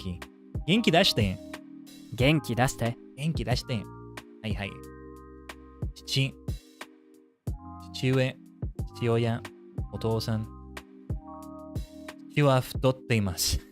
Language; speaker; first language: Japanese; non-native, learner; English